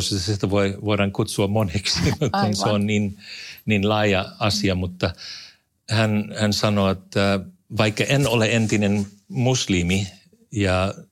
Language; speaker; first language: Finnish; non-native, fluent; English